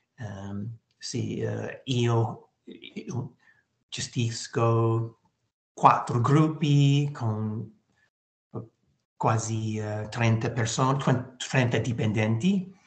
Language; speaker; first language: Italian; non-native, learner; English